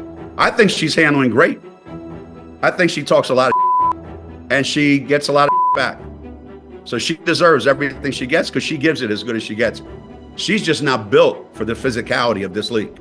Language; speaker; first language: English; native; English